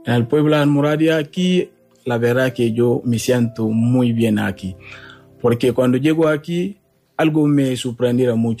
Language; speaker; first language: Spanish; non-native, learner; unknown